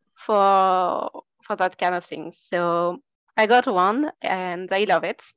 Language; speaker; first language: English; non-native, fluent; French